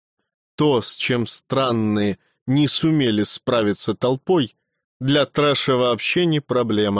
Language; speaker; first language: Russian; native; Russian